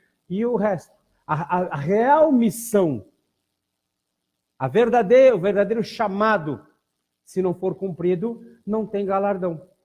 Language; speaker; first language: Portuguese; native; Portuguese